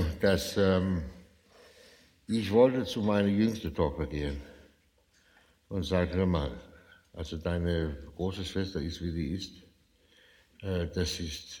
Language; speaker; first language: German; non-native, fluent; Danish